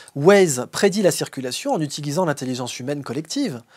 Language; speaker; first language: French; native; French